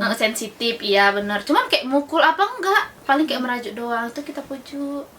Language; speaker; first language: Indonesian; native; Indonesian